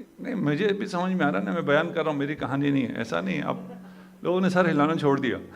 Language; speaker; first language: Urdu; non-native, local second language; Punjabi